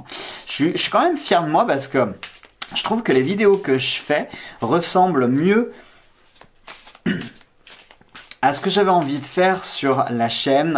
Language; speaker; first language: French; native; French